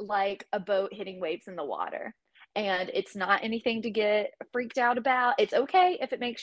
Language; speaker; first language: English; native; English